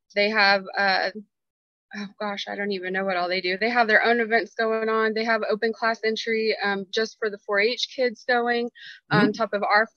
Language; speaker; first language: English; native; English